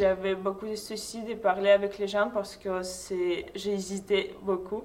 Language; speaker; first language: French; non-native, fluent; Russian